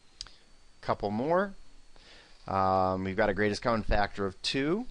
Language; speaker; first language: English; native; English